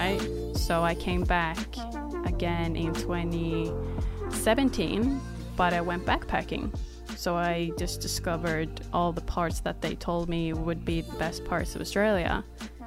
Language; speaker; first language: English; non-native, fluent; Swedish